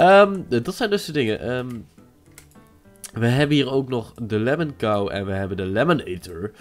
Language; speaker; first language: Dutch; native; Dutch